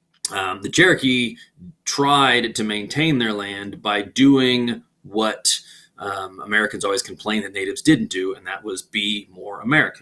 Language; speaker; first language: English; native; English